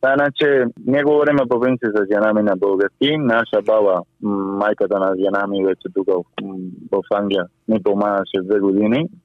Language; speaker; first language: Bulgarian; non-native, fluent; Spanish